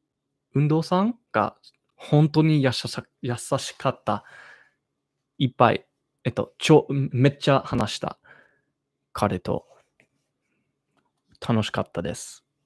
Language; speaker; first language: Japanese; non-native, learner; English